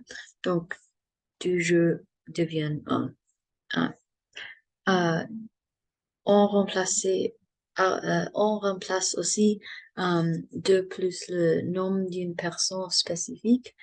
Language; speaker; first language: French; non-native, learner; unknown